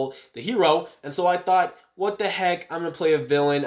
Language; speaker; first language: English; native; English